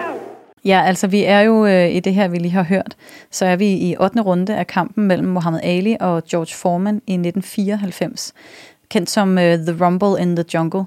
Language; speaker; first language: Danish; native; Danish